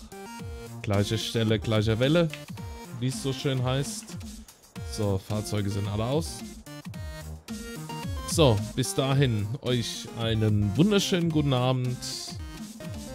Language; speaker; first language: German; native; German